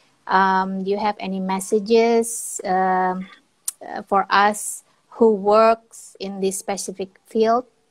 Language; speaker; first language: English; non-native, fluent; Indonesian